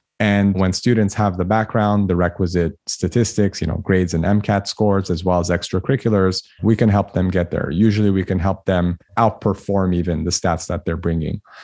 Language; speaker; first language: English; early bilingual, other home language; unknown